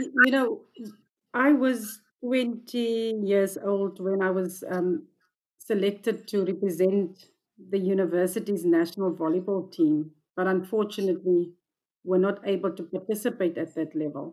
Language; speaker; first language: English; non-native, local second language; Afrikaans